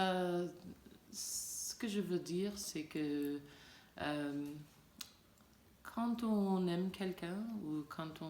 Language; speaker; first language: French; non-native, learner; English